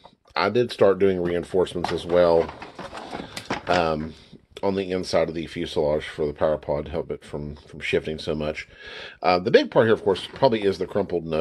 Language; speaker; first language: English; native; English